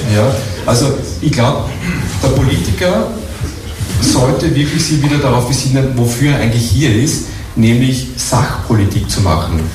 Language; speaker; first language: German; native; German